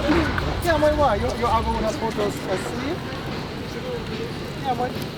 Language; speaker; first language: Spanish; non-native, learner; German